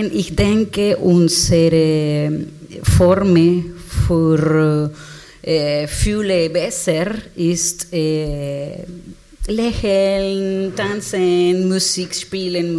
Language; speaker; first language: German; non-native, learner; Spanish